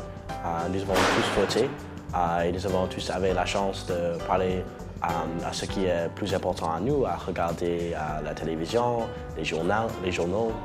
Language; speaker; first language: French; non-native, local second language; English